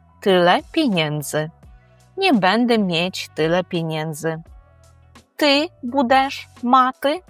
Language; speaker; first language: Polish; non-native, fluent; Ukrainian